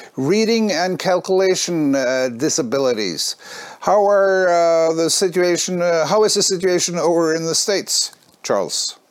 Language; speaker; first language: English; non-native, fluent; Norwegian